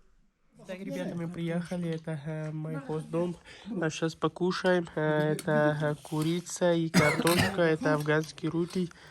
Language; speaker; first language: Russian; non-native, learner; Kyrgyz